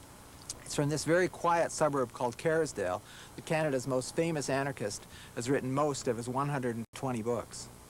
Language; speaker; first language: English; native; English